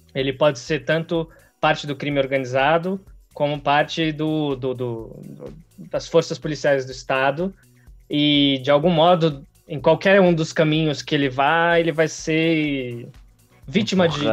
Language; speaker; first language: Portuguese; native; Portuguese